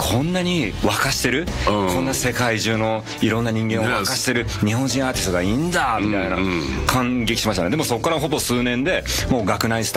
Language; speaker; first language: Japanese; native; Japanese